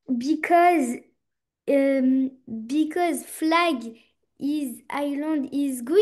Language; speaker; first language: English; non-native, learner; French